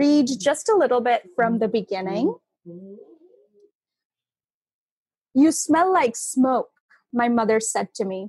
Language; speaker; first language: English; non-native, local second language; Bangla